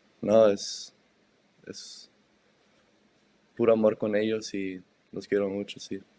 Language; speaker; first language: Spanish; early bilingual, heritage; Spanish